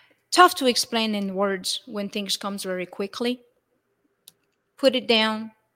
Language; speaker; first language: English; non-native, fluent; French